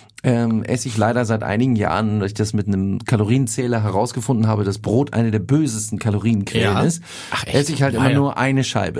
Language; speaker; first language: German; native; German